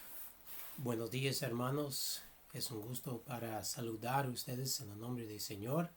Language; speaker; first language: Spanish; non-native, fluent; English